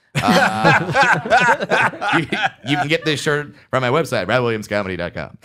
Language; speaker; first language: English; native; English